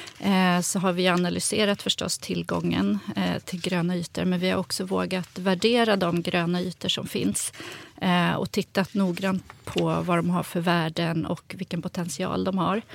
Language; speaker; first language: Swedish; native; Swedish